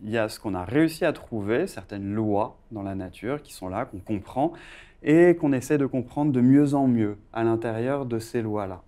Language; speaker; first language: French; native; French